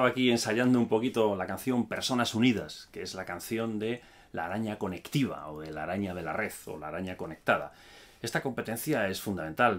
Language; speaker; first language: Spanish; native; Spanish